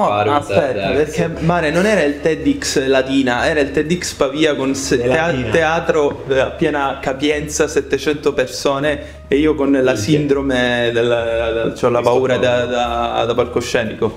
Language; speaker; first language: Italian; native; Italian